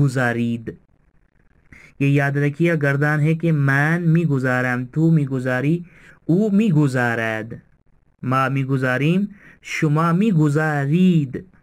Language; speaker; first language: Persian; non-native, fluent; Urdu